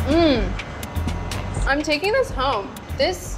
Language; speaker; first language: English; native; English